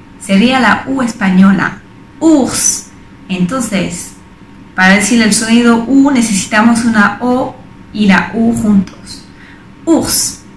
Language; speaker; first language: Spanish; non-native, fluent; French